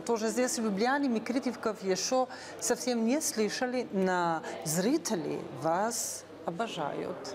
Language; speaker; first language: Russian; non-native, fluent; Slovenian